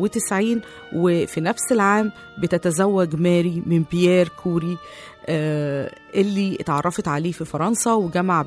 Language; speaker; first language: Arabic; native; Arabic